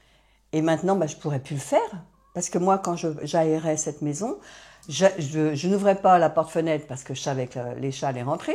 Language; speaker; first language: French; native; French